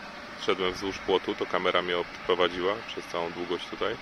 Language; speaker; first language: Polish; native; Polish